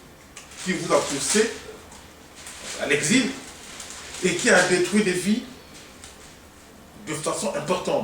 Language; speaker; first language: French; non-native, local second language; Lingala